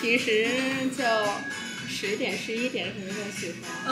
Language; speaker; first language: Chinese; non-native, fluent; Vietnamese